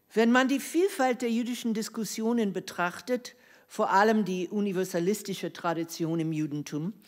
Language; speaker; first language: German; non-native, fluent; English